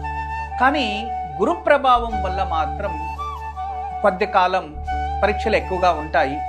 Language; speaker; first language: Telugu; native; Telugu